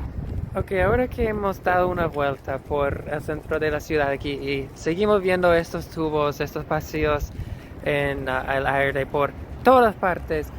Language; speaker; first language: Spanish; non-native, fluent; English